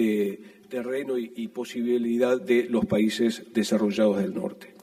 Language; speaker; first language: Spanish; native; Spanish